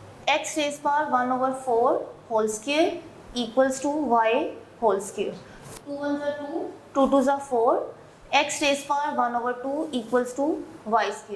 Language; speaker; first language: English; non-native, local second language; Urdu